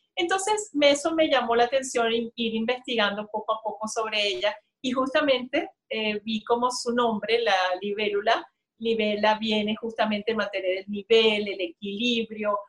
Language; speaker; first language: Spanish; native; Spanish